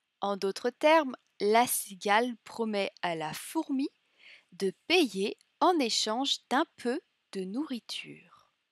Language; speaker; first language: French; native; French